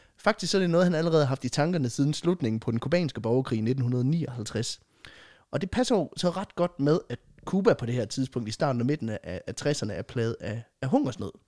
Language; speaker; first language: Danish; native; Danish